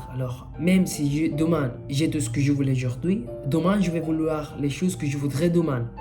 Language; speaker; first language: French; non-native, fluent; Spanish